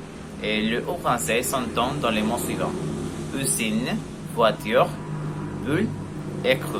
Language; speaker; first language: French; non-native, learner; Spanish